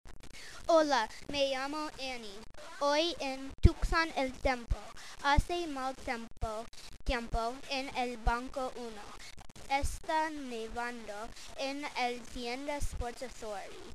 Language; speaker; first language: Spanish; non-native, learner; English